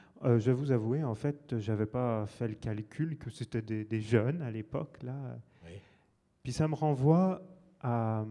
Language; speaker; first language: French; native; French